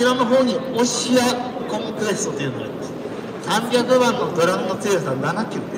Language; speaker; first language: Japanese; native; Japanese